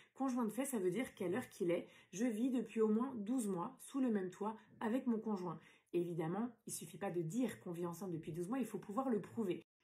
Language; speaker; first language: French; native; French